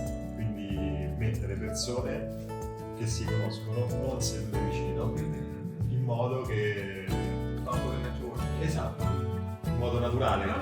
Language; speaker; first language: Italian; native; Italian